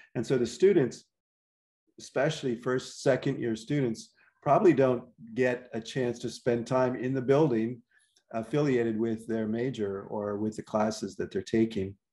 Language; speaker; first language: English; native; English